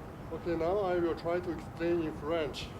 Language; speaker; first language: English; non-native, fluent; Chinese